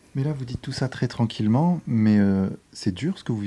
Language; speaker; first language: French; native; French